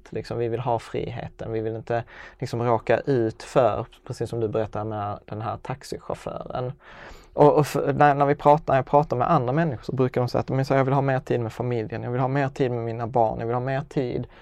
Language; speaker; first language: Swedish; native; Swedish